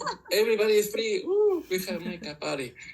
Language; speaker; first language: English; non-native, learner; Spanish